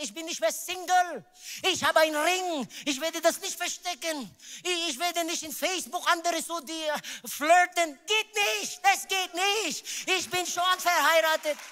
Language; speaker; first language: German; non-native, learner; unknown